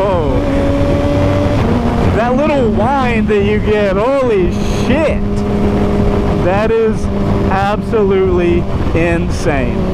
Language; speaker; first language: English; native; English